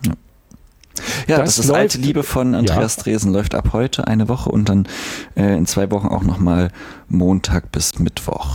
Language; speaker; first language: German; native; German